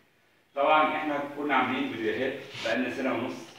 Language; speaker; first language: Arabic; native; Arabic